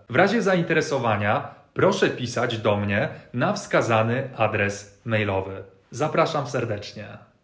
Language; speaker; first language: Polish; native; Polish